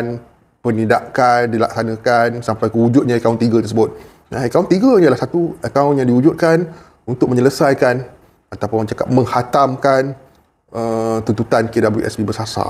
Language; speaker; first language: Malay; native; Malay